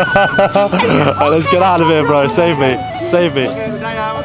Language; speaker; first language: English; native; English